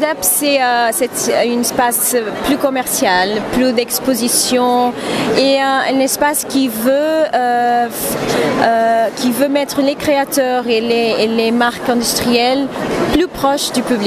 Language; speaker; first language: French; non-native, fluent; Portuguese